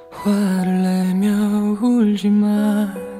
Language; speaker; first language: Korean; native; Korean